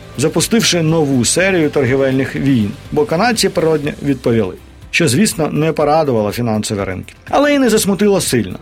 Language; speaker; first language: Ukrainian; non-native, local second language; Russian